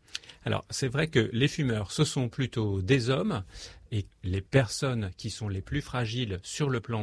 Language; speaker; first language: French; native; French